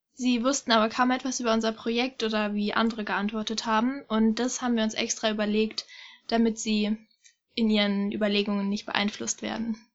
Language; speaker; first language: German; native; German